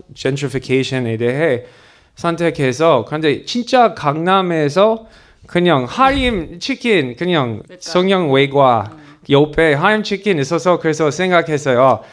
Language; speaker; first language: Korean; non-native, learner; English